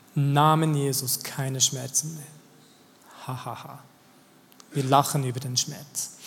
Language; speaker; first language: German; native; German